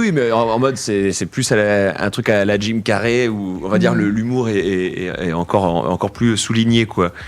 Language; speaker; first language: French; native; French